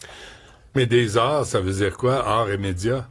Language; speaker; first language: French; native; French